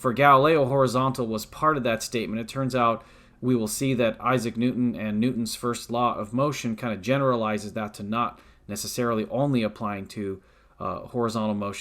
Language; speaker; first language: English; native; English